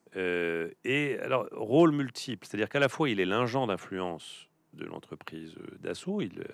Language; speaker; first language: French; native; French